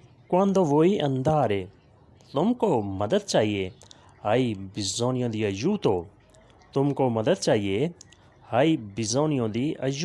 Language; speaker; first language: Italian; non-native, fluent; Urdu